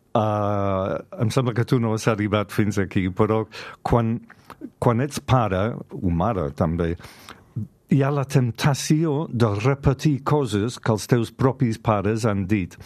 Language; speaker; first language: Catalan; non-native, fluent; English